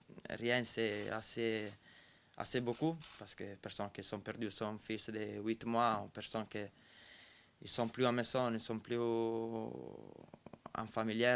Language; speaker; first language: French; non-native, fluent; Italian